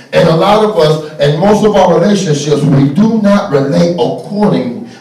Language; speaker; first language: English; native; English